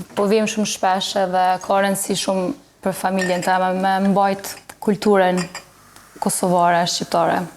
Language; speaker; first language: Albanian; early bilingual, heritage; Albanian